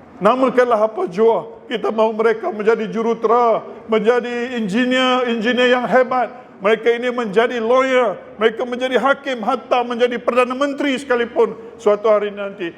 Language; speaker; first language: Malay; native; Malay